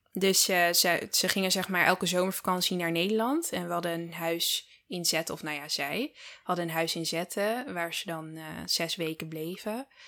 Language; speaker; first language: Dutch; early bilingual, other home language; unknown